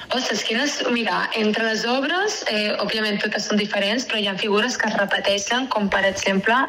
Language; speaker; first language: Catalan; native; Catalan